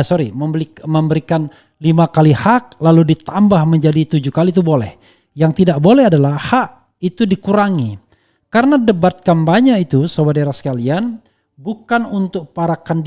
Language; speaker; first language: Indonesian; native; Indonesian